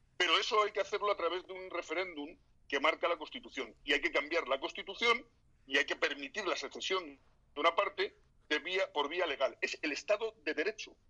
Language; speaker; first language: Spanish; native; Spanish